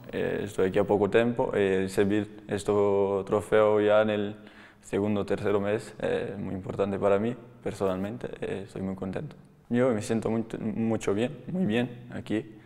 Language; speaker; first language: Spanish; non-native, learner; Portuguese